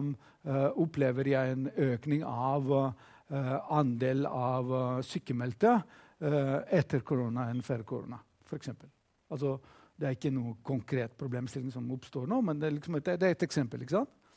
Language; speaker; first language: Norwegian; non-native, fluent; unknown